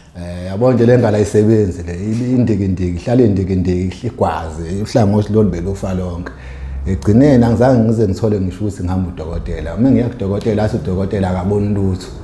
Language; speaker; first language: Zulu; native; Zulu